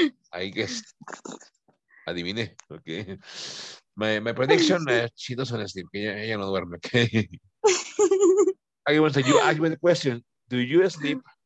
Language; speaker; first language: English; non-native, fluent; Spanish